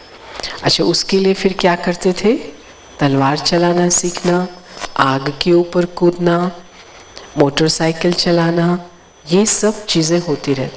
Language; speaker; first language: Hindi; native; Hindi